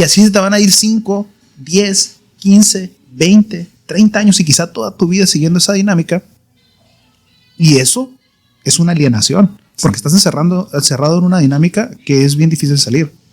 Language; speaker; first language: Spanish; native; Spanish